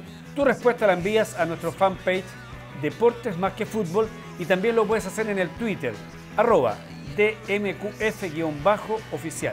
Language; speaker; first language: Spanish; native; Spanish